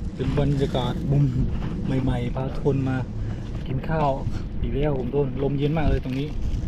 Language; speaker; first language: Thai; native; Thai